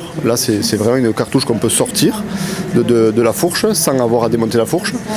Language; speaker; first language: French; native; French